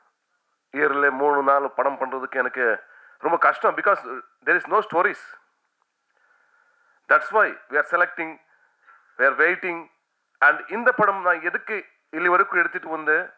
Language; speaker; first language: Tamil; non-native, learner; Kannada